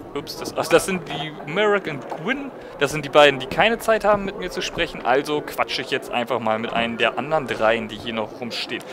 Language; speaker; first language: German; native; German